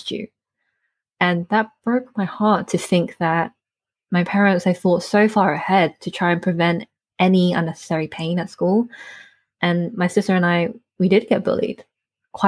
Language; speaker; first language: English; native; English